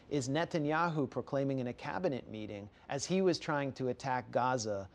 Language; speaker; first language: English; native; English